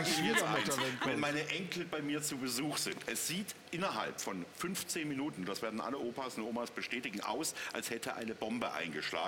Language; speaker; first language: German; native; German